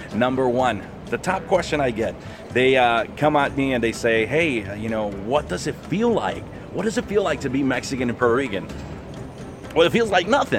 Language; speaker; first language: English; early bilingual, other home language; Spanish